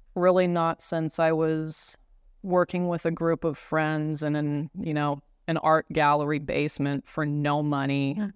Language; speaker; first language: English; native; English